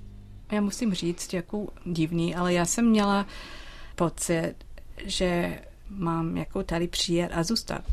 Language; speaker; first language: Czech; non-native, fluent; English